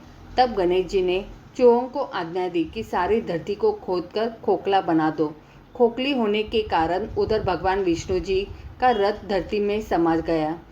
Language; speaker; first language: Hindi; native; Hindi